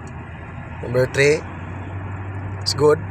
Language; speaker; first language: English; non-native, local second language; Filipino